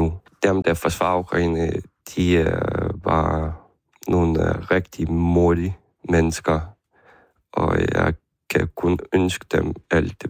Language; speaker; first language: Danish; non-native, learner; Ukrainian